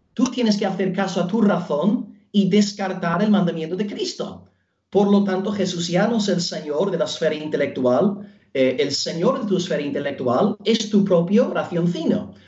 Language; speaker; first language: Spanish; non-native, fluent; English